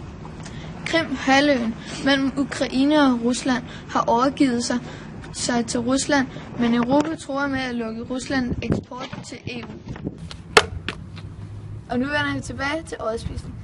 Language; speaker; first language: Danish; native; Danish